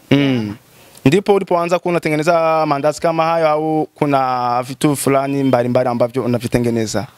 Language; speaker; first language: Swahili; non-native, local second language; Rundi